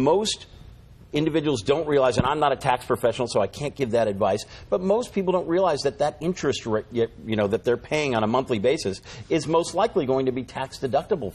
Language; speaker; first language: English; native; English